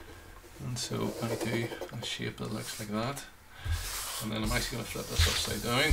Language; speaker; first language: English; native; English